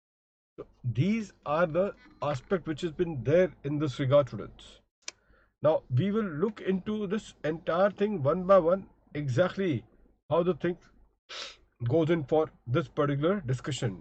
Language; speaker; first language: English; non-native, local second language; Hindi